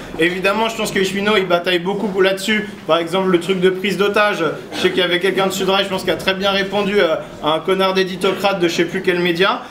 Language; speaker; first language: French; native; French